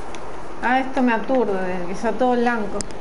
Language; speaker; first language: Spanish; native; Spanish